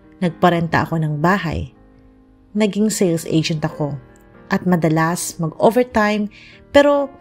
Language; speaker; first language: Filipino; non-native, local second language; Bikol